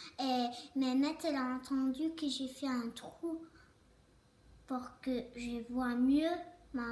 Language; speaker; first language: French; early bilingual, other home language; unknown